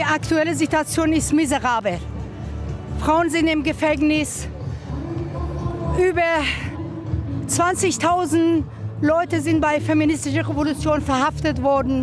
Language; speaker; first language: German; non-native, fluent; Persian